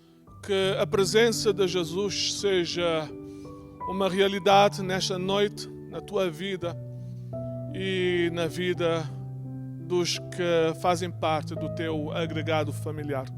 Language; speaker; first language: Portuguese; native; Portuguese